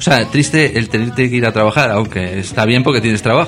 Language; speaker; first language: Spanish; native; Spanish